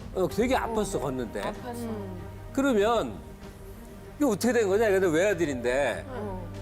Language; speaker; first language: Korean; native; Korean